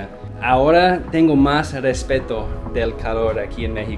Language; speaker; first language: Spanish; non-native, learner; English